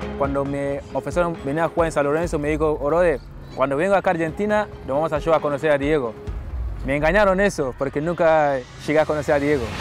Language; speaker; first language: Spanish; non-native, fluent; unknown